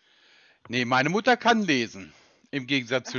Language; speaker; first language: German; native; German